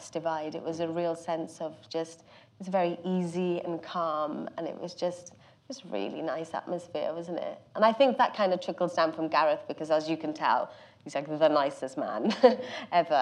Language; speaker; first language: English; native; English